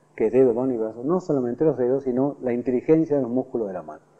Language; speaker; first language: Spanish; native; Spanish